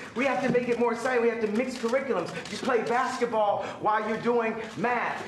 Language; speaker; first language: English; native; English